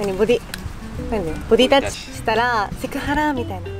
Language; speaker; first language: Japanese; native; Japanese